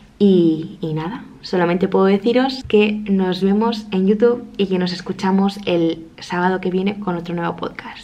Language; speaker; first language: Spanish; native; Spanish